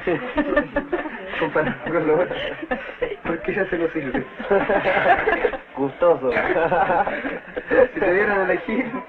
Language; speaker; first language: Spanish; non-native, fluent; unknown